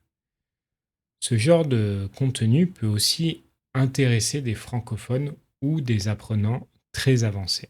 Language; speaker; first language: French; native; French